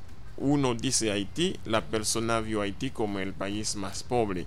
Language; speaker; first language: Spanish; non-native, fluent; Haitian Creole